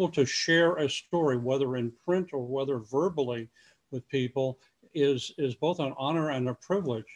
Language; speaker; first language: English; native; English